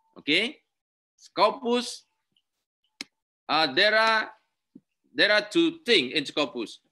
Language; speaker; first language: English; non-native, learner; Indonesian